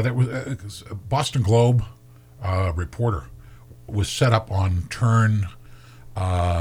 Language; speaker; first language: English; native; English